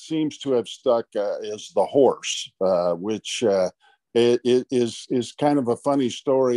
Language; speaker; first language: English; native; English